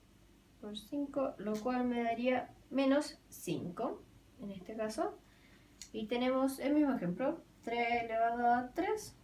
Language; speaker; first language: Spanish; native; Spanish